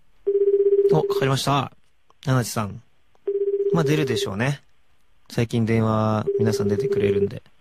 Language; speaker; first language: Japanese; native; Japanese